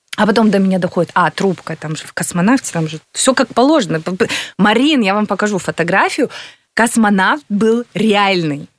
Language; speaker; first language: Russian; native; Russian